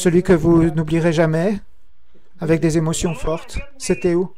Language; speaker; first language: French; non-native, fluent; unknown